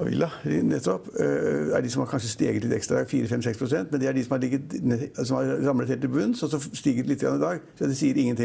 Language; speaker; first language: Norwegian; native; Norwegian